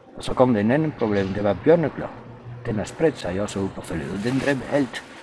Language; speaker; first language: Danish; non-native, fluent; Italian